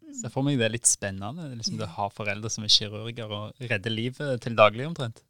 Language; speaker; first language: Norwegian; native; Norwegian